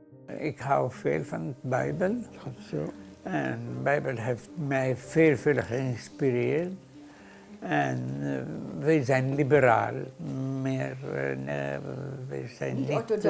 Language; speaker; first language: Dutch; non-native, learner; Hebrew